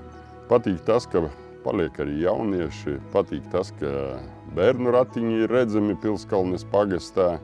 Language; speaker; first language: Latvian; native; Latvian